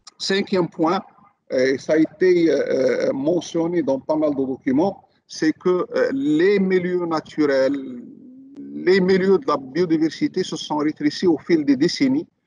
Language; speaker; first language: French; non-native, local second language; Arabic